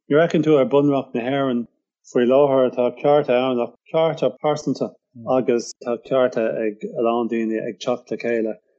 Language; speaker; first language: Irish; non-native, local second language; English